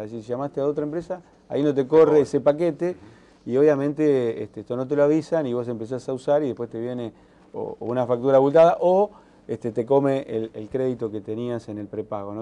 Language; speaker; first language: Spanish; native; Spanish